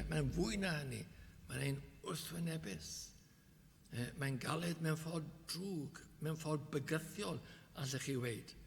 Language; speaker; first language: Welsh; native; Welsh